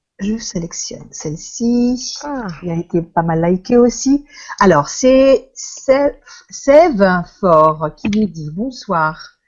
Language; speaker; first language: French; non-native, fluent; Spanish